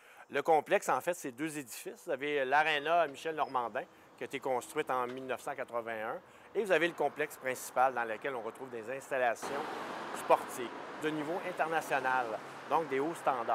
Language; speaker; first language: French; native; French